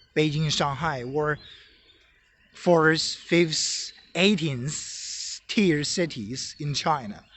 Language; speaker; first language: English; non-native, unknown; Chinese